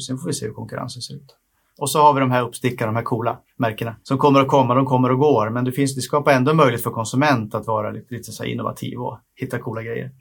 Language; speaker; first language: Swedish; native; Swedish